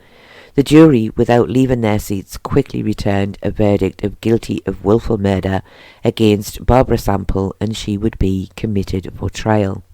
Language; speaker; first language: English; native; English